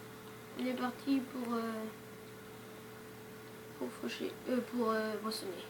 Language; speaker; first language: French; native; French